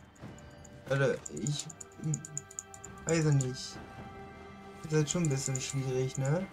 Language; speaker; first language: German; native; German